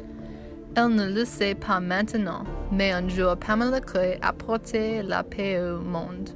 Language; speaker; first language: French; non-native, learner; English